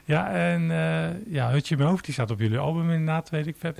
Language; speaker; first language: Dutch; native; Dutch